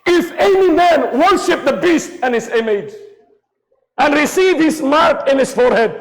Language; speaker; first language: English; non-native, local second language; Filipino